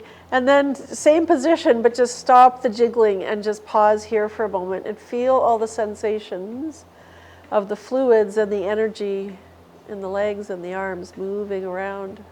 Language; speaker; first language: English; native; English